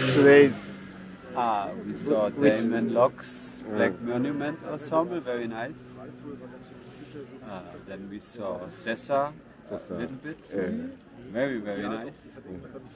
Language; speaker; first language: English; non-native, fluent; German